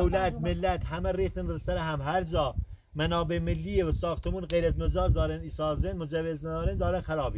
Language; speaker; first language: Persian; non-native, local second language; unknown